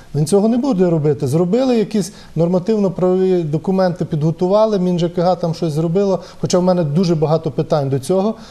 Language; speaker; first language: Ukrainian; native; Ukrainian